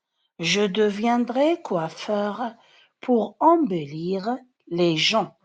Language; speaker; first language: French; non-native, fluent; Arabic